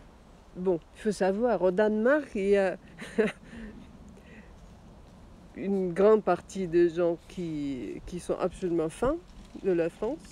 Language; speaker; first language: French; non-native, fluent; Russian